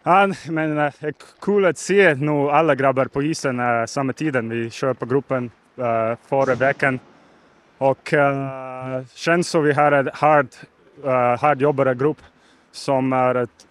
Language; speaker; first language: Swedish; non-native, learner; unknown